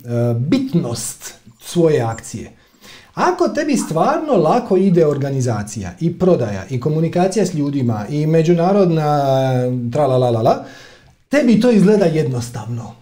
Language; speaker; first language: Croatian; native; Croatian